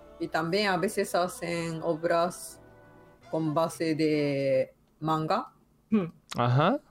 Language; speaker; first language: Spanish; non-native, learner; Japanese